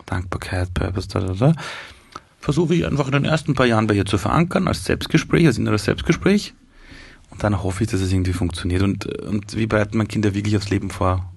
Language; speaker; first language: German; early bilingual, other home language; Persian